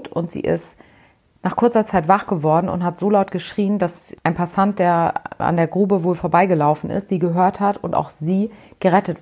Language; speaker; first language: German; native; German